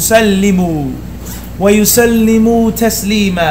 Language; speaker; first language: Arabic; non-native, fluent; English